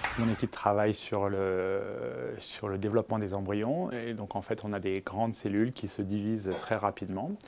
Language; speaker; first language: French; native; French